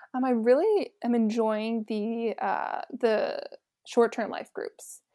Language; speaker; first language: English; native; English